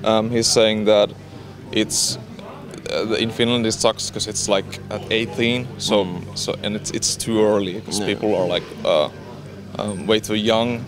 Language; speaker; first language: English; non-native, fluent; Finnish